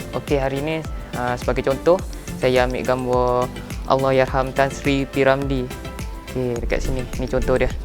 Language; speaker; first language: Malay; native; Malay